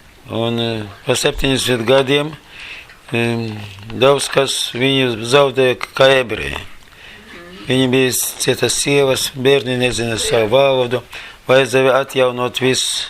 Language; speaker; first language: Latvian; non-native, learner; Russian